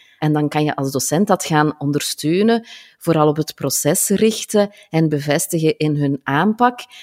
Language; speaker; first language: Dutch; native; Dutch